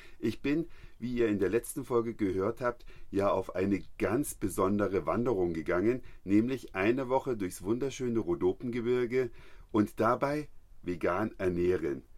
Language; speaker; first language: German; native; German